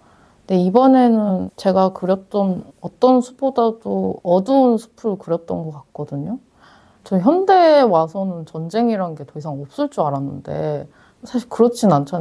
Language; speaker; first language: Korean; native; Korean